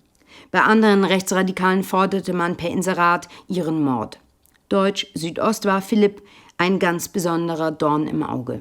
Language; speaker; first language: German; native; German